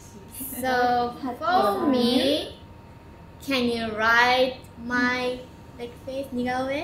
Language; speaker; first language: English; non-native, learner; Japanese